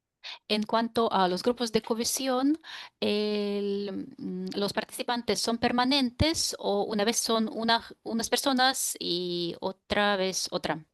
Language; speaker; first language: Spanish; non-native, fluent; Russian